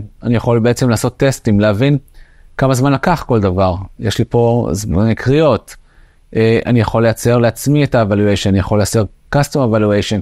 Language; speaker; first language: Hebrew; native; Hebrew